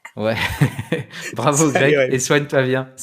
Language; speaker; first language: French; native; French